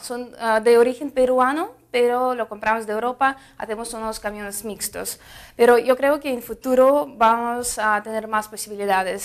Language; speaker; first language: Spanish; non-native, fluent; Russian